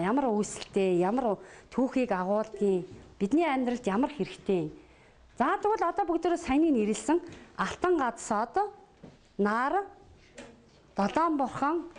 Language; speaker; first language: Mongolian; native; Mongolian